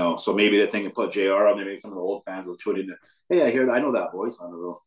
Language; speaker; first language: English; native; English